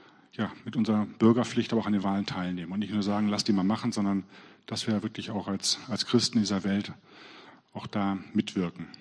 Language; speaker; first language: German; native; German